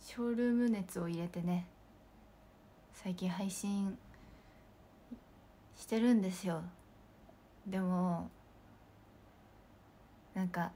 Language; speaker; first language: Japanese; native; Japanese